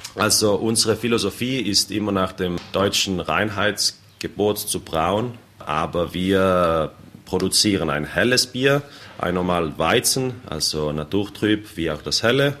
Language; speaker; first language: German; non-native, local second language; Ladin